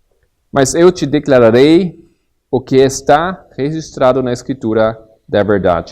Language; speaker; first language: Portuguese; non-native, fluent; Spanish